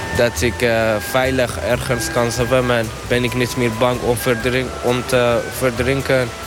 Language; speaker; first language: Dutch; non-native, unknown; Persian